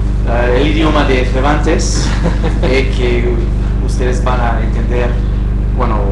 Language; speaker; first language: Spanish; non-native, fluent; English